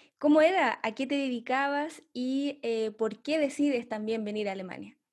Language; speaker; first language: Spanish; native; Spanish